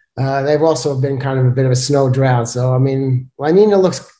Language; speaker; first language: English; native; English